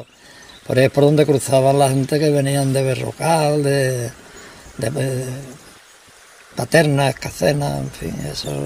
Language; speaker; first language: Spanish; native; Spanish